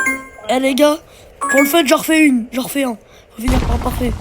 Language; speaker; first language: French; native; French